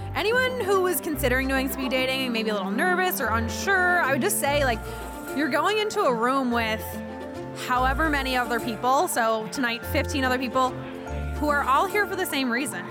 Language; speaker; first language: English; native; English